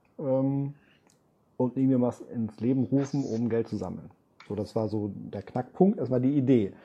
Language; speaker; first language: German; native; German